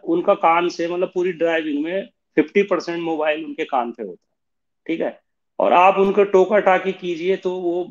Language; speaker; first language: Hindi; native; Hindi